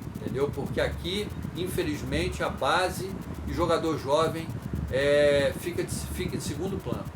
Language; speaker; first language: Portuguese; native; Portuguese